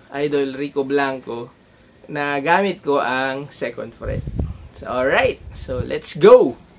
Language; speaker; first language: Filipino; non-native, local second language; Bikol